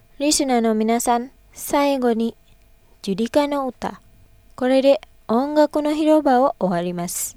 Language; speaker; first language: Japanese; non-native, fluent; Indonesian